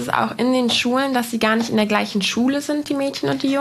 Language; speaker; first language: German; native; German